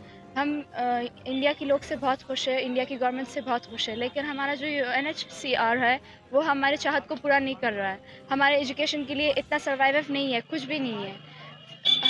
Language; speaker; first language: Hindi; non-native, fluent; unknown